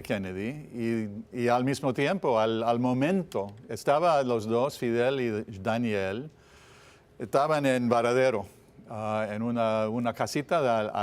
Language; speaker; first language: Spanish; non-native, fluent; English